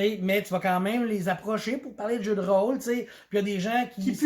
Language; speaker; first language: French; native; French